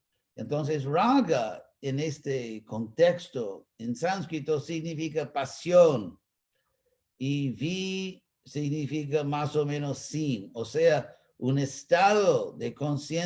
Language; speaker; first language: Spanish; non-native, fluent; English